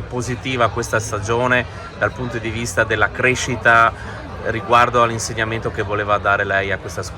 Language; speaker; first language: Italian; native; Italian